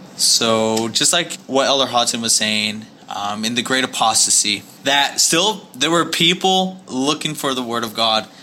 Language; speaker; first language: English; native; English